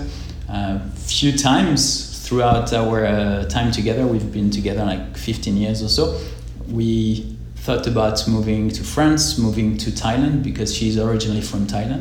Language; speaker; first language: English; non-native, fluent; French